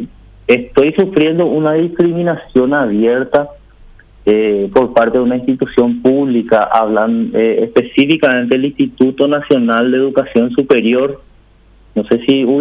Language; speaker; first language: Spanish; native; Spanish